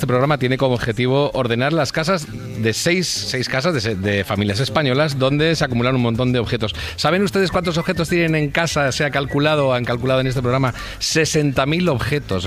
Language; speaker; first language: Spanish; native; Spanish